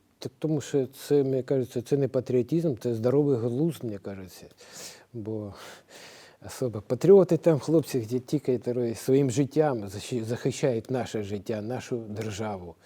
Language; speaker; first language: Ukrainian; non-native, local second language; Russian